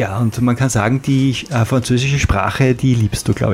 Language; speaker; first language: German; native; German